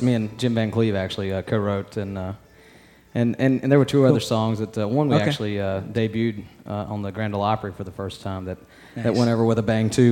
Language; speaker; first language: English; native; English